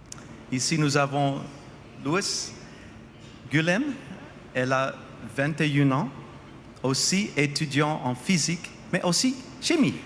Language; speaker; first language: French; non-native, fluent; English